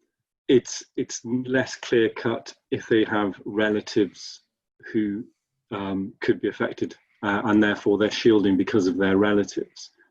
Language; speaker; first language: English; native; English